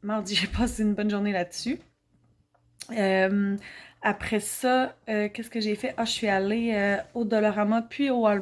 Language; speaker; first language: French; native; French